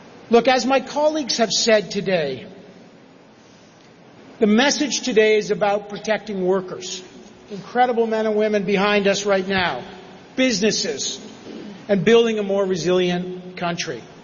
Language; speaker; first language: English; native; English